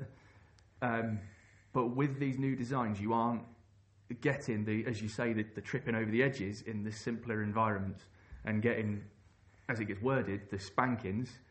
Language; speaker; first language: English; native; English